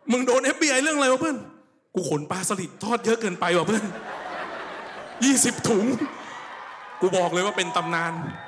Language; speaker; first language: Thai; native; Thai